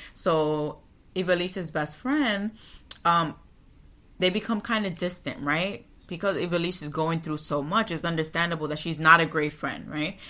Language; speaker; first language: English; native; English